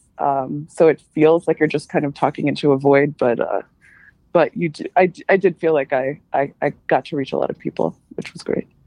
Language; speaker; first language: English; native; English